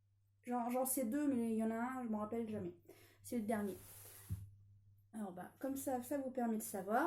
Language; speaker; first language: French; native; French